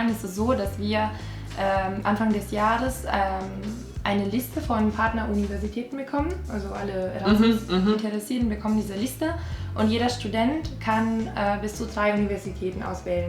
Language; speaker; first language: German; non-native, fluent; Italian